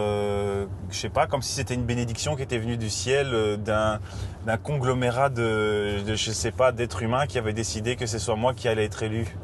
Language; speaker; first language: French; native; French